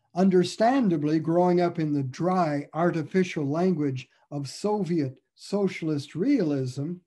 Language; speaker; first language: English; native; English